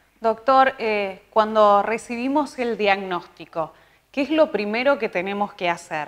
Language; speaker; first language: Spanish; native; Spanish